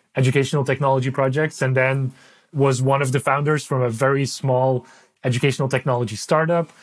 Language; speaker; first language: English; non-native, fluent; Dutch